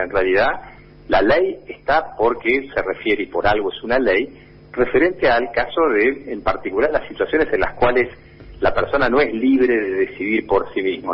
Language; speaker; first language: Spanish; native; Spanish